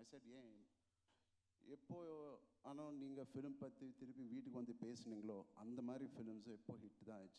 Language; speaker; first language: Tamil; non-native, local second language; Telugu